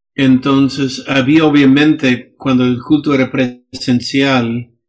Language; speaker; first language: Spanish; non-native, fluent; English